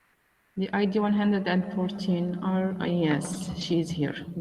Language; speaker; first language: English; non-native, learner; Arabic